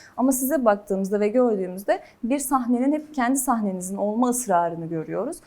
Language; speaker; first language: Turkish; native; Turkish